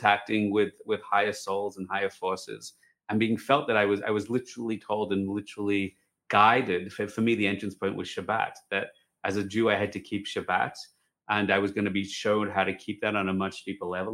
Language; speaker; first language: English; native; English